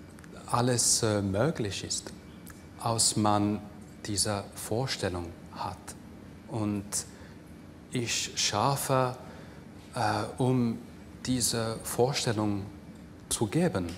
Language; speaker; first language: German; non-native, fluent; English